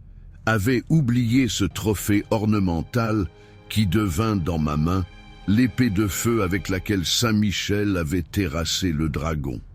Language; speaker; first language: French; native; French